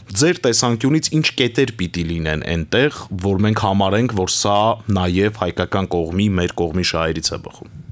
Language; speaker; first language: Armenian; native; Armenian